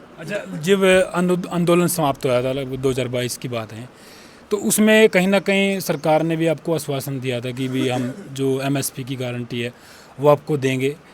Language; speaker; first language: Hindi; native; Hindi